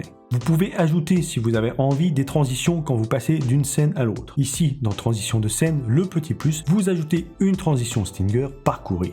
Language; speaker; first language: French; native; French